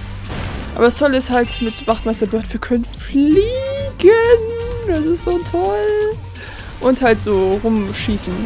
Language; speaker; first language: German; native; German